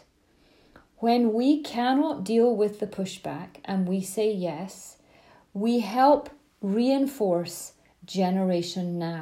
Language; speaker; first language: English; native; English